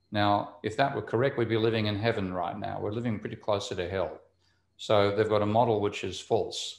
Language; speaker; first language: English; native; English